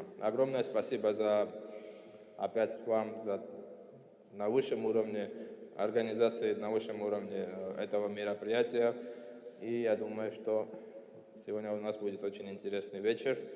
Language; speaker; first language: Russian; non-native, fluent; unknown